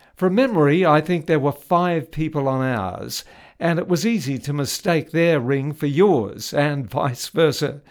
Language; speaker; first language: English; native; English